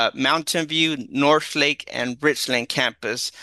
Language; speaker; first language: English; early bilingual, other home language; Spanish